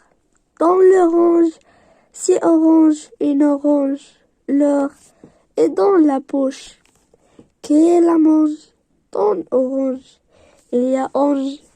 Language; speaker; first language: French; non-native, learner; Arabic